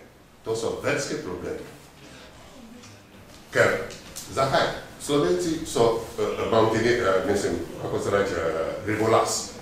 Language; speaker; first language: Slovenian; non-native, fluent; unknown